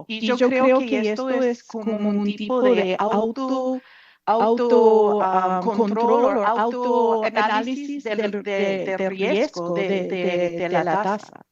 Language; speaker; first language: Spanish; non-native, fluent; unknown